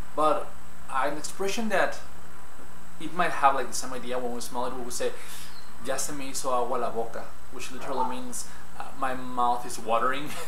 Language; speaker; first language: English; non-native, fluent; Spanish